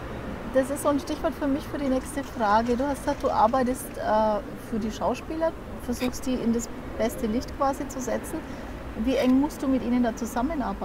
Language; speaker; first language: German; native; German